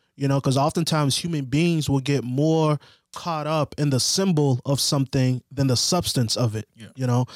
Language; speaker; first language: English; early bilingual, other home language; Haitian Creole